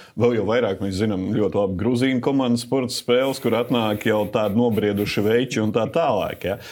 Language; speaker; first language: Latvian; native; Latvian